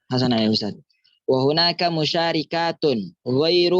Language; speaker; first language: Arabic; non-native, learner; Indonesian